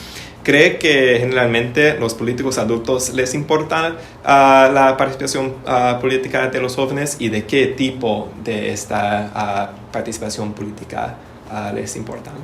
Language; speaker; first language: Spanish; non-native, learner; English